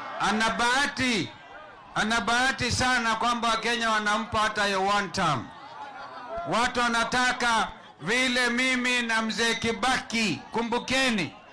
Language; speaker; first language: Swahili; non-native, local second language; Kamba